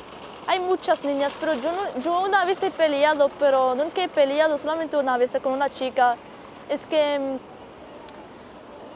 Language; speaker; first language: Spanish; non-native, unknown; Arabic